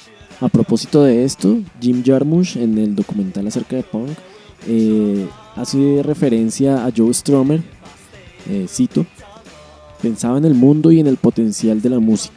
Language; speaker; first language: Spanish; native; Spanish